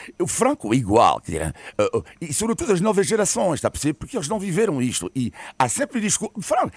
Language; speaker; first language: Portuguese; non-native, fluent; French